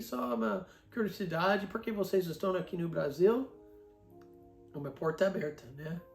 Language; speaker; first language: Portuguese; non-native, fluent; English